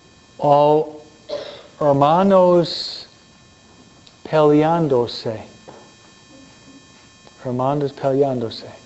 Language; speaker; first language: Spanish; non-native, fluent; English